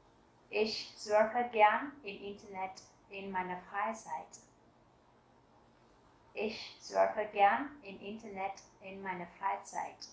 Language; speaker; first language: German; non-native, fluent; Vietnamese